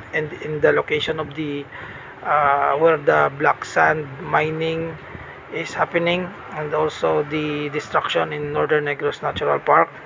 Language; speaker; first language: English; non-native, local second language; Hiligaynon